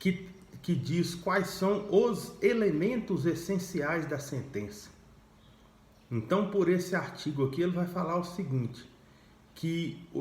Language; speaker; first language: Portuguese; native; Portuguese